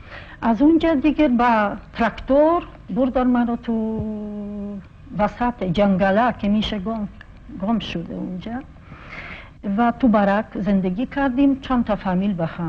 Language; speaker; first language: Persian; non-native, fluent; Polish